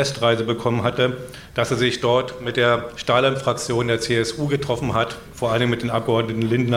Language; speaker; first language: German; native; German